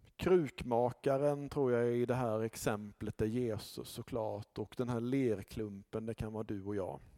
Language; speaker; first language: Swedish; native; Swedish